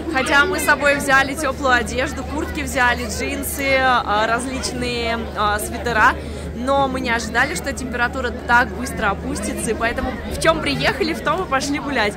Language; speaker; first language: Russian; native; Russian